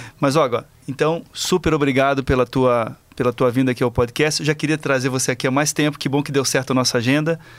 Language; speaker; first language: Portuguese; native; Portuguese